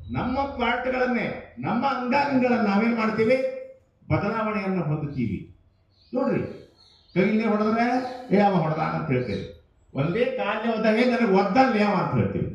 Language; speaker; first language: Kannada; non-native, local second language; Lambadi